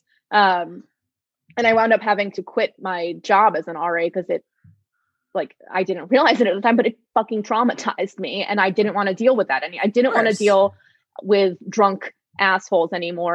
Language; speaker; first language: English; native; English